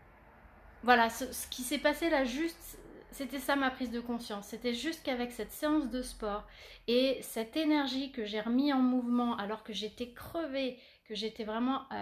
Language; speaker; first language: French; native; French